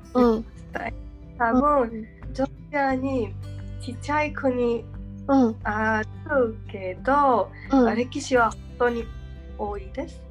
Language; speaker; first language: Japanese; non-native, learner; Georgian